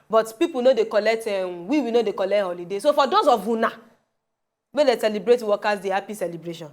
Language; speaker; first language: Nigerian Pidgin; non-native, local second language; Yoruba